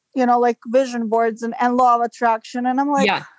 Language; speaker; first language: English; non-native, fluent; Serbian